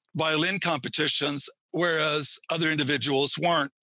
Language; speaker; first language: English; non-native, fluent; Swedish